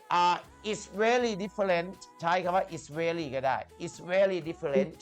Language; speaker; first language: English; non-native, fluent; Thai